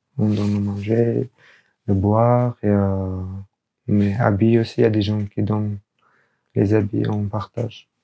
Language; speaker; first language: French; non-native, learner; Urdu